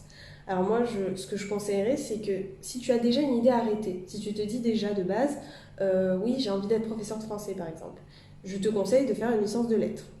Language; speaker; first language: French; native; French